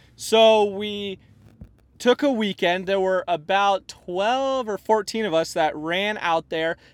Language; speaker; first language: English; native; English